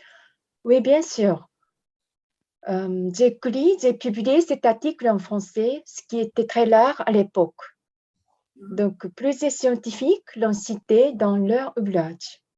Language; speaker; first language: French; non-native, fluent; Japanese